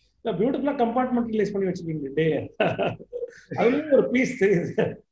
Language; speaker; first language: English; non-native, local second language; Tamil